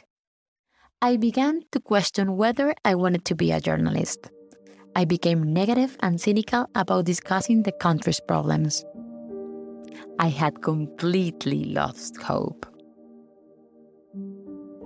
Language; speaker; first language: English; non-native, fluent; Spanish